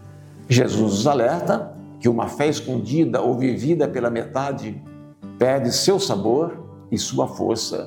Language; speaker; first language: Portuguese; native; Portuguese